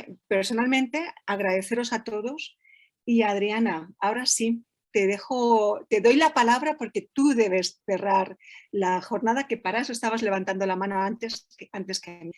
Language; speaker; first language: Spanish; native; Spanish